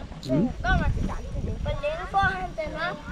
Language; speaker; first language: Danish; early bilingual, other home language; Bangla